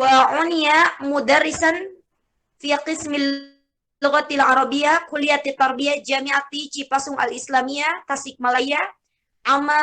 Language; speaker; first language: Arabic; non-native, fluent; Indonesian